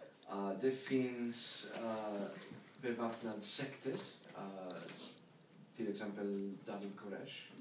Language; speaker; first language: Swedish; non-native, learner; English